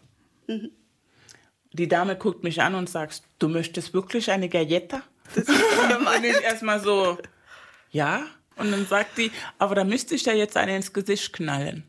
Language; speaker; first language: German; non-native, fluent; Spanish